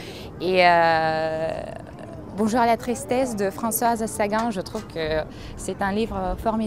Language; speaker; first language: French; non-native, fluent; Russian